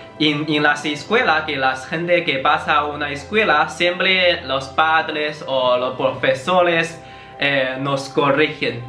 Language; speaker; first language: Spanish; non-native, learner; Chinese